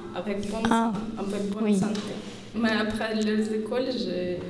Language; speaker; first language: French; non-native, fluent; Ukrainian